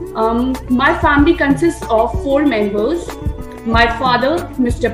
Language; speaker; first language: English; non-native, local second language; Hindi